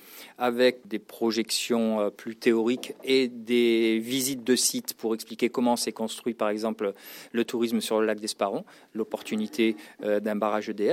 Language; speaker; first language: French; native; French